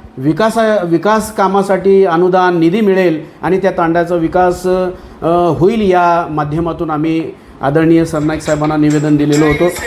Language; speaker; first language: Marathi; non-native, local second language; Lambadi